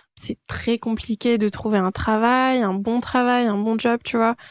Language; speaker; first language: French; native; French